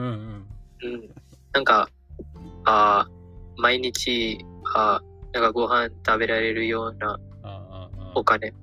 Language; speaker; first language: Japanese; non-native, learner; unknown